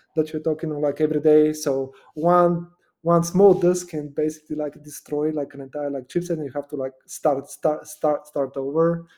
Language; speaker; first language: English; non-native, fluent; Bulgarian